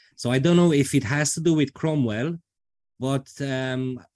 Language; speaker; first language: English; non-native, fluent; Romanian